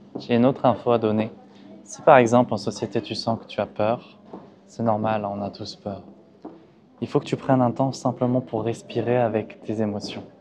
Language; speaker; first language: French; early bilingual, other home language; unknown